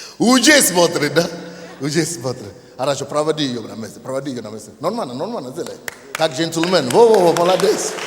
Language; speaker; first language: Russian; non-native, fluent; Yoruba